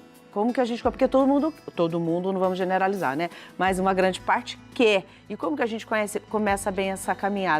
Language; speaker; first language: Portuguese; native; Portuguese